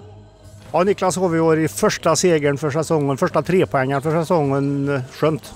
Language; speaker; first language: Swedish; native; Swedish